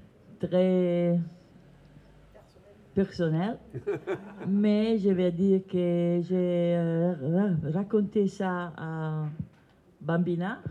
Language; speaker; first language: French; non-native, learner; Italian